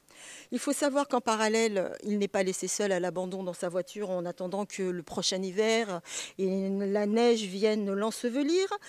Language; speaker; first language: French; native; French